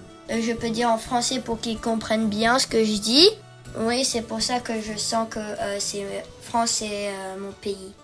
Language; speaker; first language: French; early bilingual, heritage; French